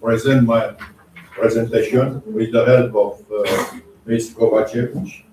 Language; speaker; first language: English; non-native, learner; Romanian